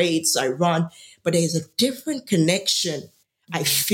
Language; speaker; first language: English; non-native, local second language; Yoruba